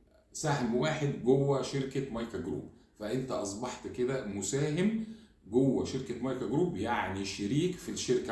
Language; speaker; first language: Arabic; native; Arabic